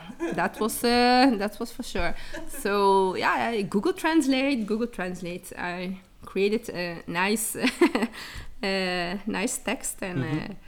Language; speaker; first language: English; early bilingual, heritage; English